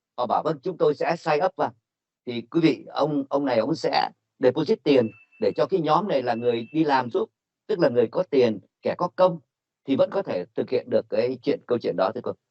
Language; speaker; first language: Vietnamese; native; Vietnamese